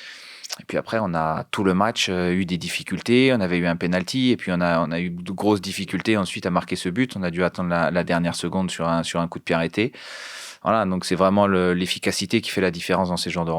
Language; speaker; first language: French; native; French